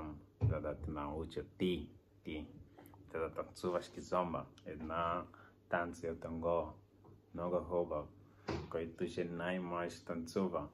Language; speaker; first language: Bulgarian; non-native, learner; Portuguese